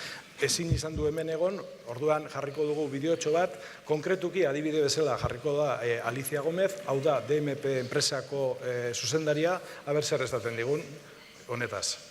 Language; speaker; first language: Basque; native; Basque